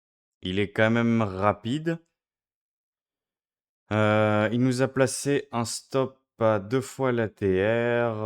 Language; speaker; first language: French; native; French